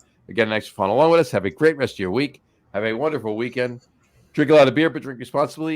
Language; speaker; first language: English; native; English